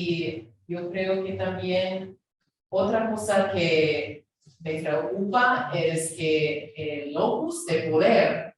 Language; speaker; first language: Spanish; non-native, fluent; English